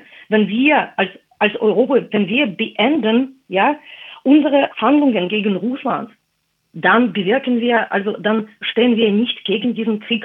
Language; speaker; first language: German; non-native, fluent; Russian